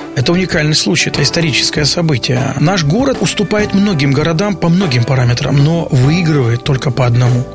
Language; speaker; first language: Russian; native; Russian